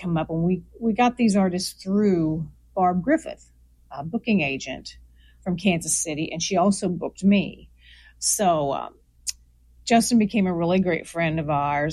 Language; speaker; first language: English; native; English